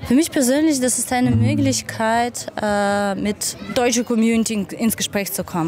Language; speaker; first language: German; non-native, fluent; Ukrainian